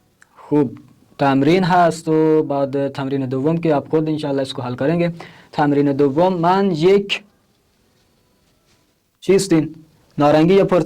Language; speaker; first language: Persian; non-native, fluent; Urdu